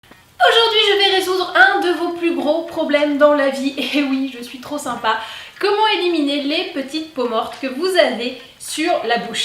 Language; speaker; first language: French; native; French